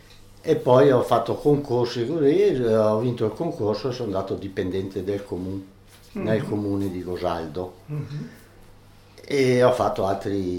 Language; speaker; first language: Italian; early bilingual, other home language; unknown